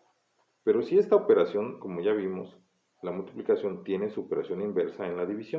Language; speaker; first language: Spanish; native; Spanish